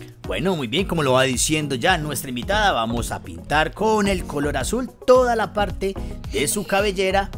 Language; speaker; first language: Spanish; native; Spanish